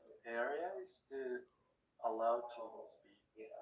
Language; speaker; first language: English; non-native, learner; Korean